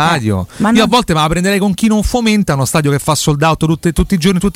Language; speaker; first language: Italian; native; Italian